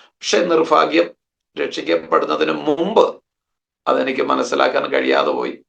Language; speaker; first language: Malayalam; native; Malayalam